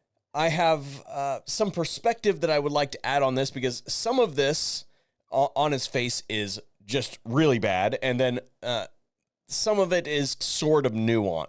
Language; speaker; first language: English; native; English